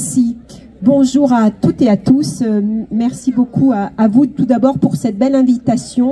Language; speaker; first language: French; native; French